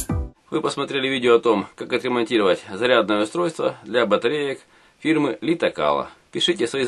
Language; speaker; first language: Russian; native; Russian